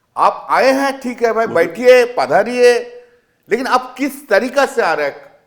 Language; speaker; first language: Hindi; non-native, local second language; Bangla